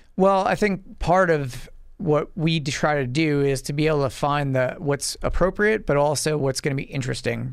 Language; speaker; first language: English; native; English